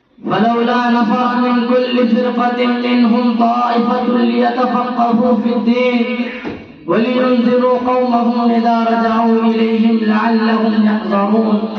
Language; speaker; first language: Urdu; non-native, local second language; Bangla